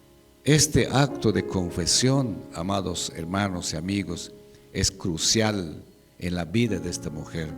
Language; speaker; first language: Spanish; native; Spanish